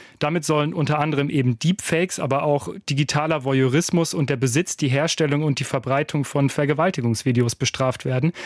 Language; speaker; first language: German; native; German